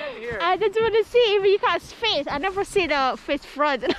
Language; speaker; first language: English; non-native, learner; Indonesian